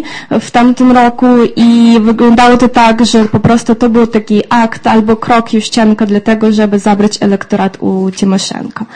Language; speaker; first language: Polish; non-native, fluent; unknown